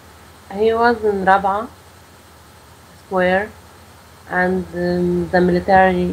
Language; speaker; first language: English; non-native, learner; Arabic